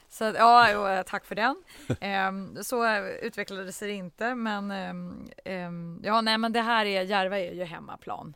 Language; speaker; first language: Swedish; early bilingual, other home language; Central Kurdish